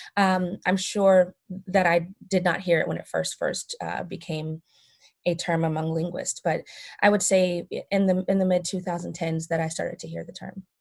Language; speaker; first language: English; native; English